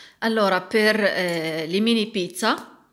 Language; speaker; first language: Italian; non-native, learner; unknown